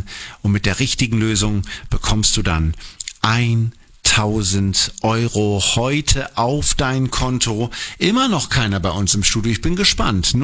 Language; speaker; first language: German; native; German